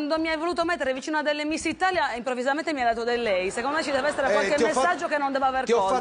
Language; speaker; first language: Italian; native; Italian